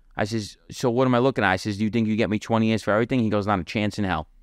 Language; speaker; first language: English; native; English